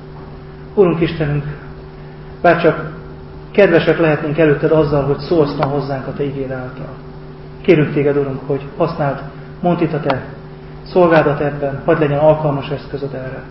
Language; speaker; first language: Hungarian; native; Hungarian